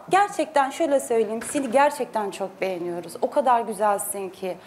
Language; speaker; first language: Turkish; native; Turkish